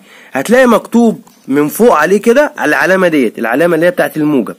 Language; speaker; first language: Arabic; native; Arabic